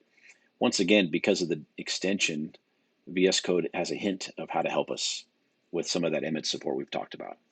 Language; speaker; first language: English; native; English